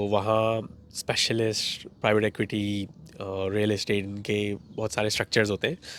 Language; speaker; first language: Urdu; native; Urdu